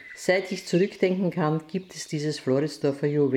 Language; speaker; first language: German; native; German